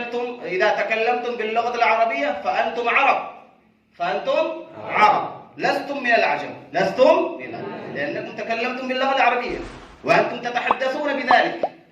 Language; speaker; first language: Arabic; non-native, fluent; Urdu